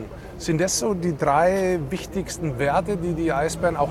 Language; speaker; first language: German; native; German